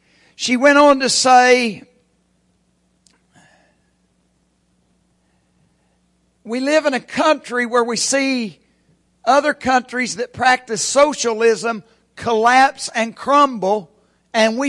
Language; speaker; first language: English; native; English